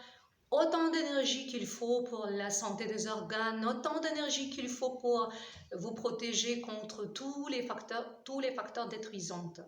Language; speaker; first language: French; non-native, fluent; Russian